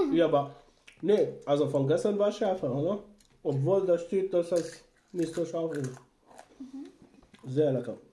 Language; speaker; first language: German; non-native, fluent; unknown